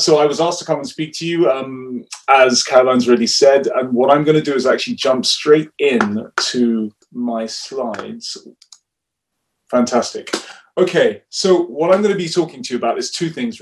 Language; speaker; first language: English; non-native, local second language; Yoruba